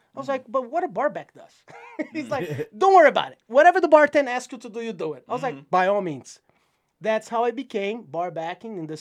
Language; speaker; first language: English; non-native, fluent; Portuguese